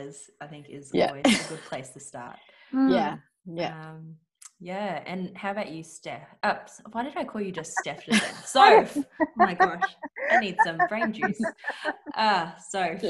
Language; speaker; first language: English; non-native, local second language; Cantonese